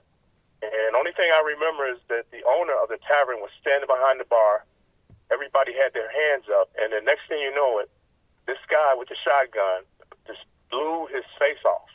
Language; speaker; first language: English; native; English